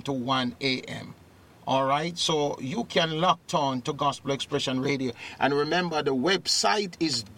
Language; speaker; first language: English; native; English